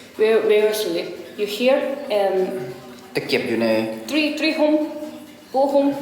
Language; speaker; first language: English; non-native, learner; Korean